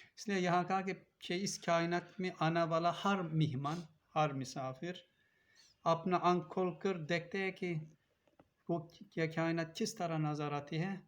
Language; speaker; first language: Urdu; non-native, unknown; Turkish